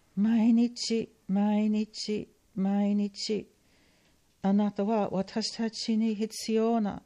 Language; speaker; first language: Japanese; non-native, fluent; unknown